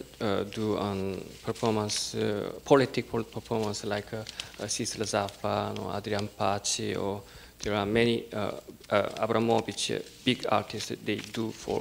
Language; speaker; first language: English; non-native, learner; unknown